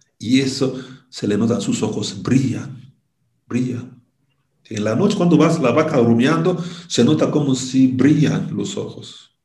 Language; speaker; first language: Spanish; non-native, fluent; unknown